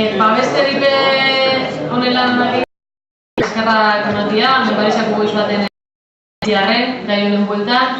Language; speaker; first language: Basque; native; Basque